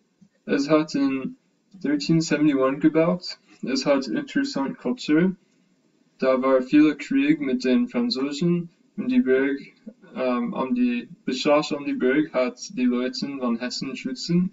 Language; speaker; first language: German; non-native, learner; English